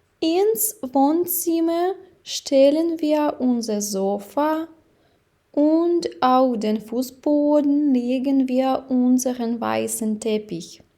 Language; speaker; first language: German; non-native, fluent; Ukrainian